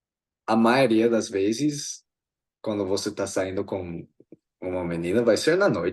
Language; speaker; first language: Portuguese; non-native, fluent; English